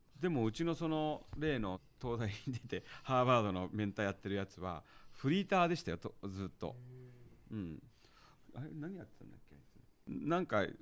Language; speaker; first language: Japanese; early bilingual, heritage; Japanese